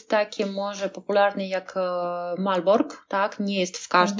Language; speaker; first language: Polish; non-native, fluent; Russian